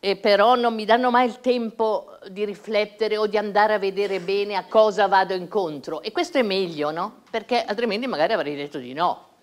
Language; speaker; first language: Italian; native; Italian